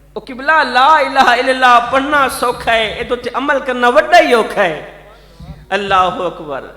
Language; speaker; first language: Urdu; non-native, local second language; Saraiki